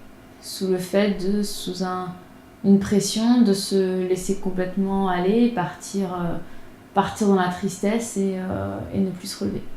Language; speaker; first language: French; native; French